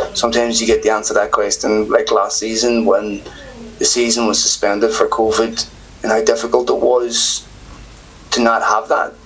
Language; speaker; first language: English; native; English